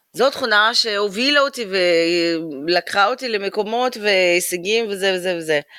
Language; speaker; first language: Hebrew; early bilingual, other home language; Russian